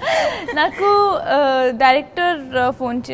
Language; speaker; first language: Telugu; non-native, learner; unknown